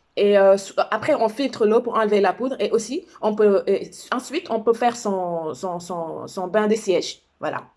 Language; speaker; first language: French; non-native, local second language; Wolof